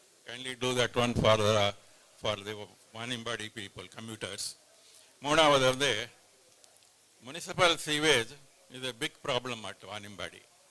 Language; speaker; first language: English; non-native, local second language; Tamil